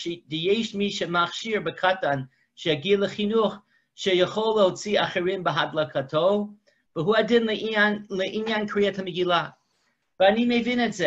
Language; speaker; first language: Hebrew; non-native, fluent; English